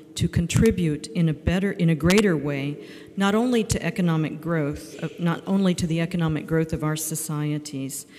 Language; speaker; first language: English; native; English